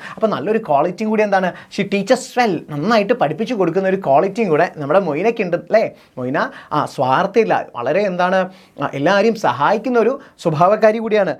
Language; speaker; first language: Malayalam; native; Malayalam